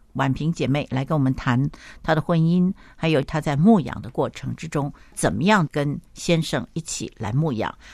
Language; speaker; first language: Chinese; native; Chinese